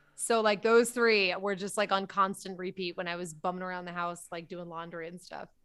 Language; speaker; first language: English; native; English